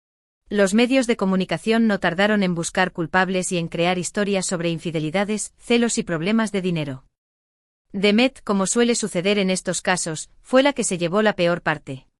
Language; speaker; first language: Spanish; native; Spanish